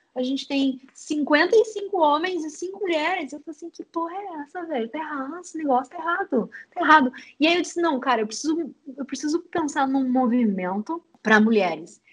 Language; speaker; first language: Portuguese; native; Portuguese